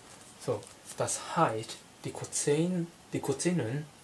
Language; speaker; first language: German; non-native, learner; Cantonese